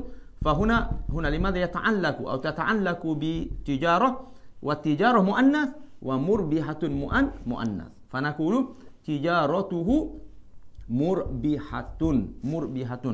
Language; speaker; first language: Arabic; non-native, fluent; Malay